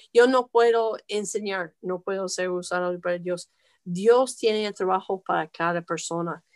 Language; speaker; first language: Spanish; non-native, fluent; English